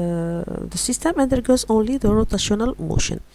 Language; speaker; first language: English; non-native, fluent; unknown